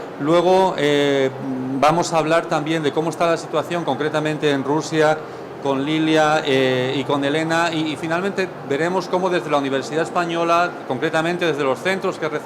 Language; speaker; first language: Spanish; native; Spanish